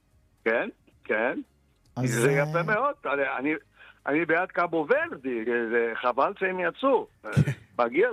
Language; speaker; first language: Hebrew; non-native, fluent; Portuguese